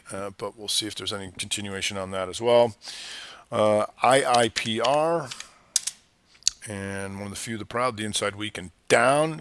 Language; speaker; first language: English; native; English